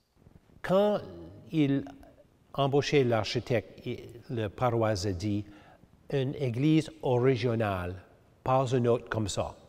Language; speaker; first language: French; early bilingual, heritage; English